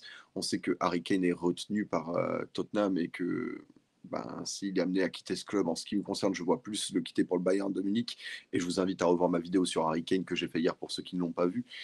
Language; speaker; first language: French; native; French